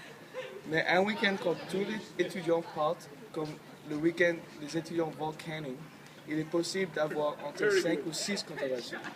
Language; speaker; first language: French; non-native, learner; English